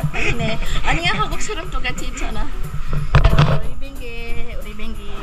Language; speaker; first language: Korean; non-native, learner; Filipino